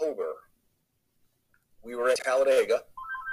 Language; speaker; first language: English; native; English